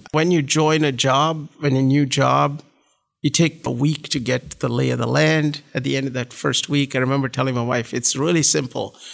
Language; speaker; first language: English; non-native, local second language; Malayalam